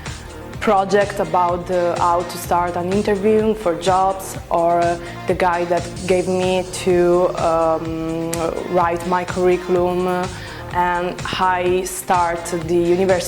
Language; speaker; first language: English; non-native, learner; Italian